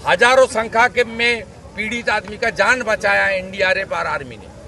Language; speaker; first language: Hindi; non-native, local second language; Bangla